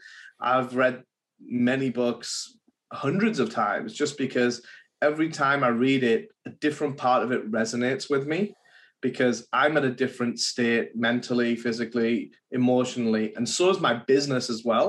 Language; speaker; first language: English; native; English